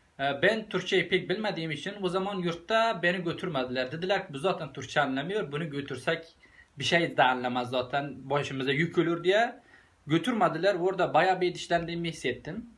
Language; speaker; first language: Turkish; non-native, fluent; Persian